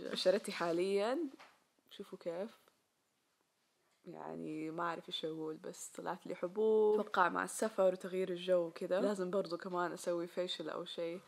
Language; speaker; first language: Arabic; native; Arabic